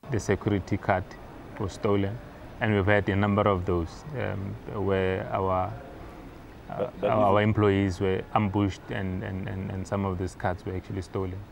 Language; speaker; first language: English; non-native, local second language; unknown